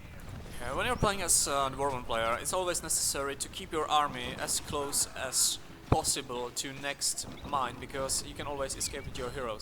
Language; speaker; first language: English; non-native, fluent; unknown